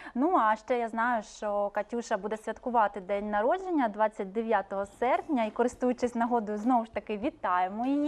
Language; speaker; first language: Ukrainian; native; Ukrainian